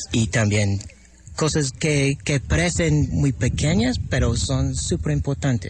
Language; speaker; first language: Spanish; non-native, fluent; English